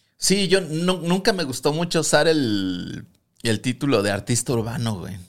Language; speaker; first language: Spanish; native; Spanish